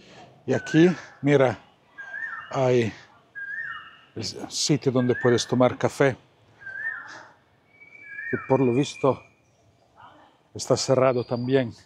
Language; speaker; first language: Spanish; non-native, fluent; Italian